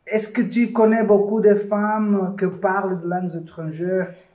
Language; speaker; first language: French; non-native, fluent; Portuguese